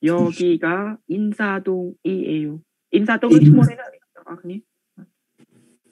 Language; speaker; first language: Korean; non-native, learner; Khmer